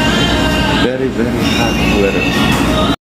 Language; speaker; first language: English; non-native, learner; Korean